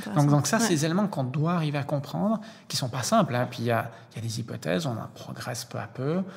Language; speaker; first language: French; native; French